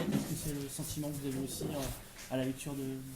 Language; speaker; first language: French; native; French